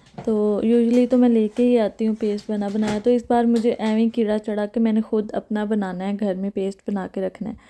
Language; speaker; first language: Urdu; native; Urdu